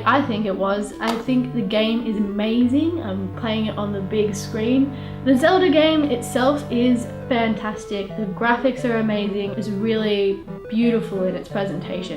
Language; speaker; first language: English; native; English